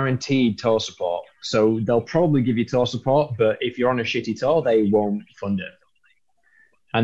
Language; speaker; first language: English; native; English